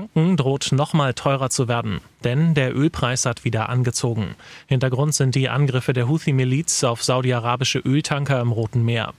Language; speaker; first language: German; native; German